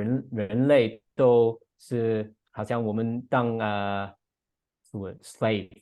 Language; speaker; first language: Chinese; non-native, fluent; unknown